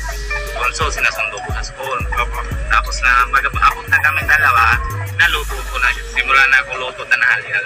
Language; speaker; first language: Filipino; non-native, learner; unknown